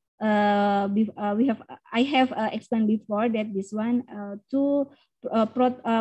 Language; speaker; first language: English; non-native, learner; Indonesian